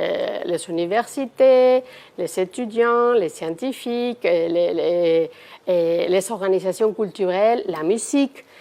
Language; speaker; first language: French; non-native, fluent; Spanish